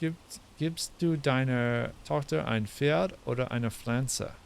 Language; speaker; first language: German; non-native, learner; English